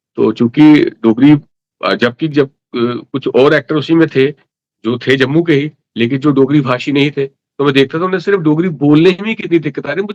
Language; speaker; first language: Hindi; non-native, local second language; Dogri